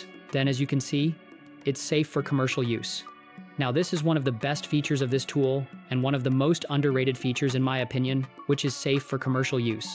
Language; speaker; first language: English; native; English